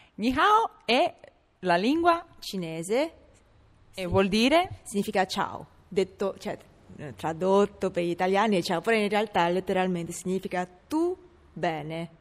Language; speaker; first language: Italian; early bilingual, other home language; Chinese